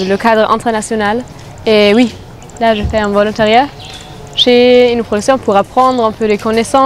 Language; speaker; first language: French; non-native, fluent; German